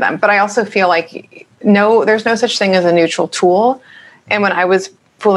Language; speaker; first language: English; native; English